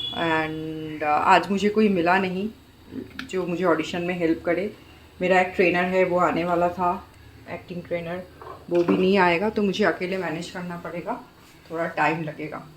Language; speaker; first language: Hindi; non-native, local second language; Bangla